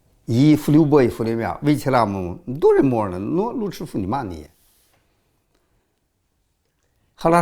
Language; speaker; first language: Russian; non-native, learner; Chinese